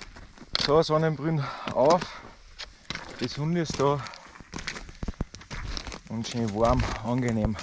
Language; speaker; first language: German; native; German